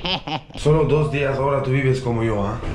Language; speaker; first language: Spanish; non-native, learner; Swedish